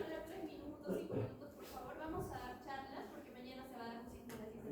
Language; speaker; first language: Spanish; native; Spanish